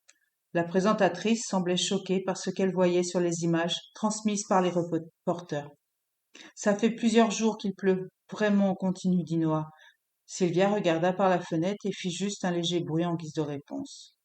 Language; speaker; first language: French; native; French